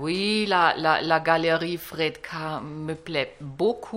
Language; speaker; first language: French; non-native, learner; German